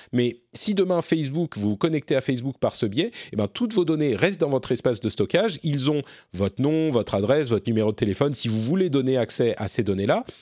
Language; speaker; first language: French; native; French